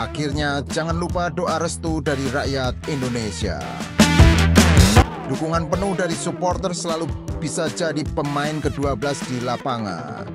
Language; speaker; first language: Indonesian; native; Indonesian